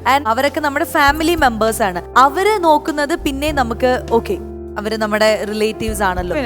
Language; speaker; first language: Malayalam; native; Malayalam